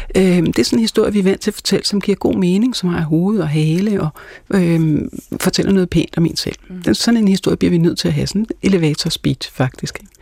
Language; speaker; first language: Danish; native; Danish